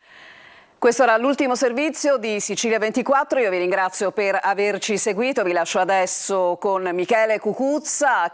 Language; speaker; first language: Italian; native; Italian